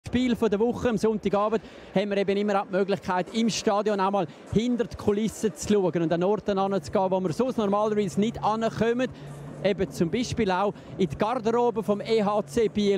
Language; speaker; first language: German; native; German